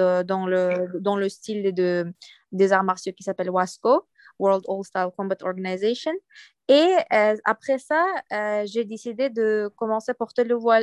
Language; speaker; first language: French; non-native, fluent; Uyghur